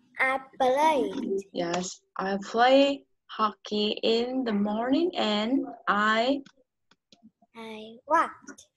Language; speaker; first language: English; non-native, learner; Vietnamese